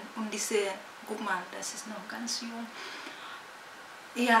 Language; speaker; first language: German; non-native, fluent; Indonesian